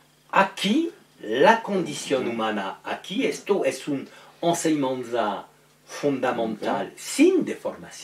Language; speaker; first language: Spanish; non-native, learner; French